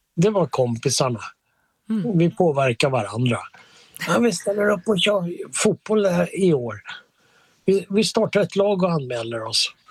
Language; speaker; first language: Swedish; native; Swedish